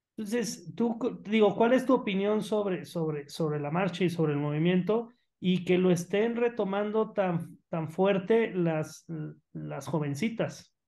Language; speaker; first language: Spanish; native; Spanish